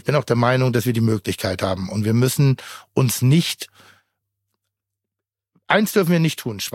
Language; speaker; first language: German; native; German